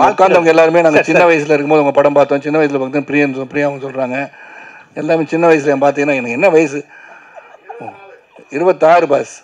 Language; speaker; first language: Tamil; native; Tamil